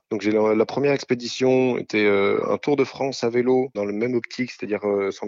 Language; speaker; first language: French; native; French